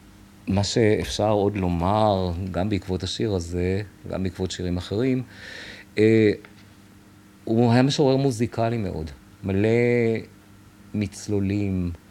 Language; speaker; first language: Hebrew; native; Hebrew